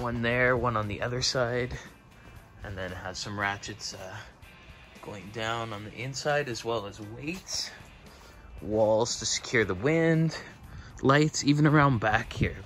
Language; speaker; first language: English; native; English